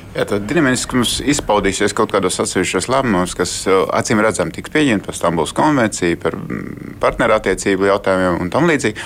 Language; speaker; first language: Latvian; native; Latvian